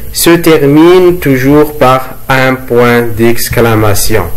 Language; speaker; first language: French; non-native, local second language; Arabic